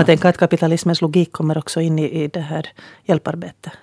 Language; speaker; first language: Swedish; native; Swedish